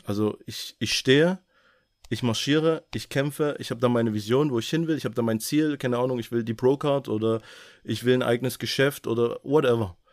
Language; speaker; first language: German; native; German